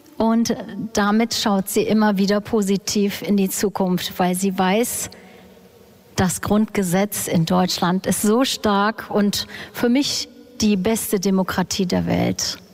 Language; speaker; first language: German; early bilingual, other home language; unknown